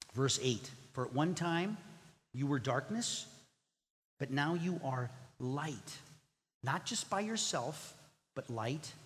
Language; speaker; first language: English; non-native, fluent; Spanish